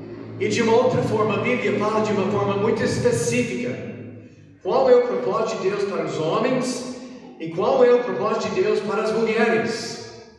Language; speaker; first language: Portuguese; non-native, fluent; English